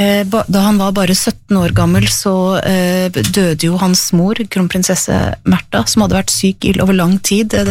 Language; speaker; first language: Norwegian; native; Norwegian